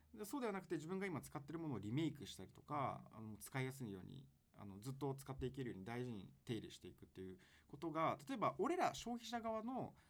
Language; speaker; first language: Japanese; native; Japanese